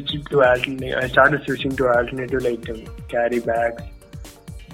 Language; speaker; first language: English; non-native, local second language; Tamil